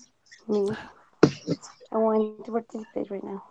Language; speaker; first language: English; non-native, learner; Spanish